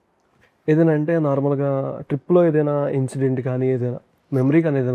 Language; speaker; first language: Telugu; native; Telugu